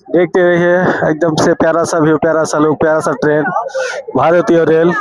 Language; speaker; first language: Hindi; non-native, local second language; Bangla